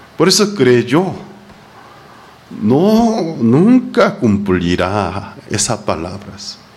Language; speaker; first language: Spanish; non-native, fluent; Korean